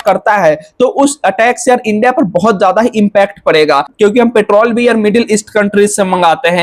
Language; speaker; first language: Hindi; native; Hindi